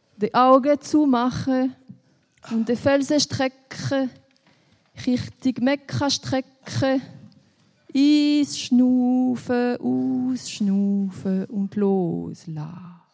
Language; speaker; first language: German; non-native, local second language; French